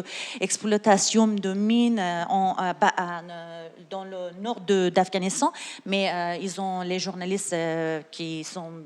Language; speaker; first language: French; non-native, learner; Persian